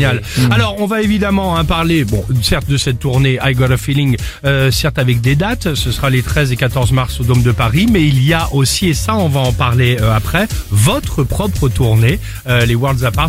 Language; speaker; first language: French; native; French